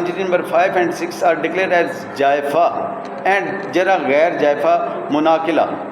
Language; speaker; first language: English; non-native, local second language; Urdu